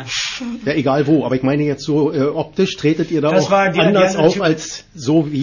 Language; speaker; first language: German; native; German